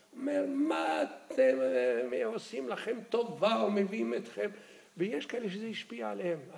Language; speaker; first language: Hebrew; early bilingual, other home language; Arabic